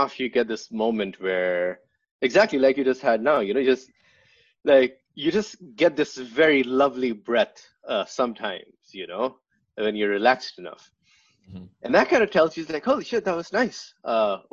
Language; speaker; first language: English; non-native, local second language; Urdu